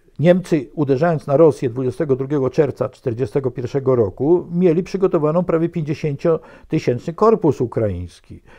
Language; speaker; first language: Polish; native; Polish